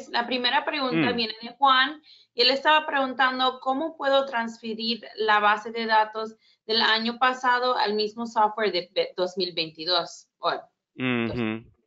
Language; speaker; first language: Spanish; early bilingual, heritage; Spanish